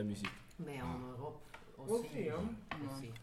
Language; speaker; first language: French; non-native, local second language; Dutch